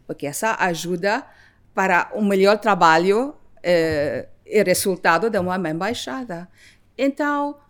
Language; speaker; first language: Portuguese; non-native, learner; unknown